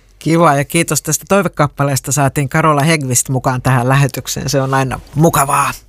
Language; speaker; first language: Finnish; native; Finnish